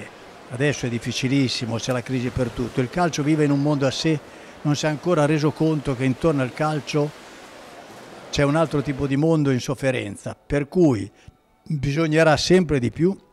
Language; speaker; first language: Italian; native; Italian